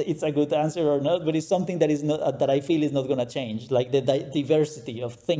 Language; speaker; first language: English; non-native, fluent; Spanish